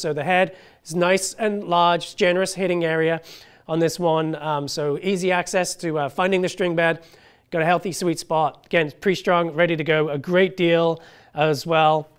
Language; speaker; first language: English; native; English